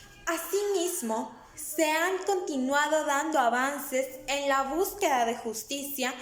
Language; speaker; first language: Spanish; native; Spanish